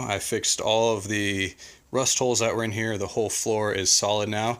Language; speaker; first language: English; native; English